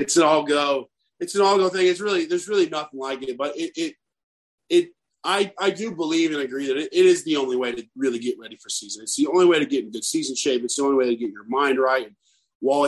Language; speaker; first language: English; native; English